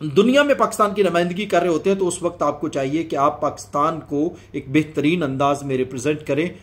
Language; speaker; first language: Urdu; native; Urdu